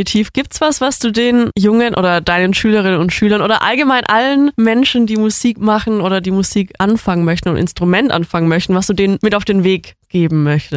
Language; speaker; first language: German; native; German